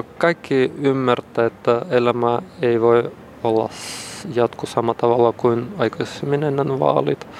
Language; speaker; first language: Finnish; non-native, learner; Russian